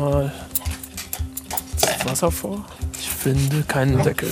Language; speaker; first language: German; non-native, fluent; Arabic